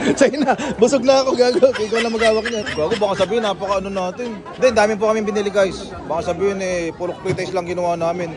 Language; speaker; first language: Filipino; native; Filipino